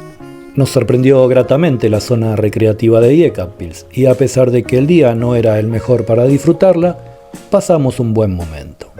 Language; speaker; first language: Spanish; native; Spanish